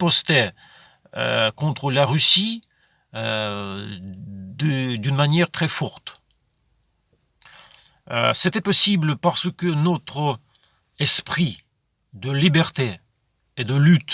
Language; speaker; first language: French; non-native, fluent; Ukrainian